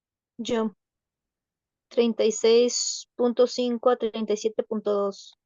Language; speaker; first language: Spanish; native; Spanish